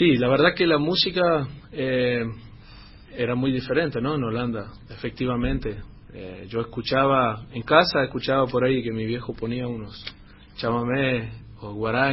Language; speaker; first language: Spanish; non-native, fluent; Dutch